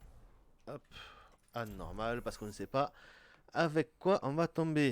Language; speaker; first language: French; native; French